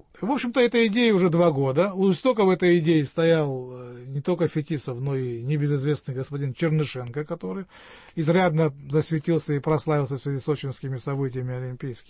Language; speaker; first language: Russian; native; Russian